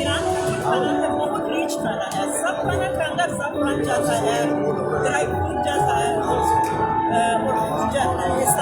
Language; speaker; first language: Hindi; non-native, learner; Persian